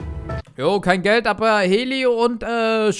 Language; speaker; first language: German; native; German